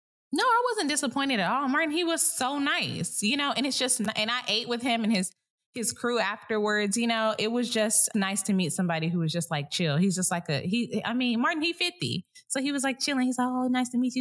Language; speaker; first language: English; native; English